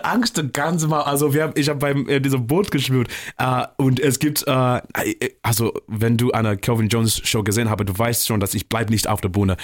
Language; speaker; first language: German; non-native, fluent; English